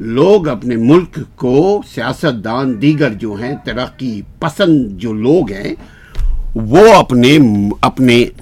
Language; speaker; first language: Urdu; native; Urdu